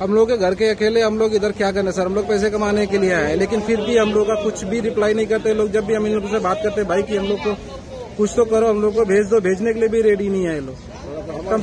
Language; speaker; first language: Hindi; native; Hindi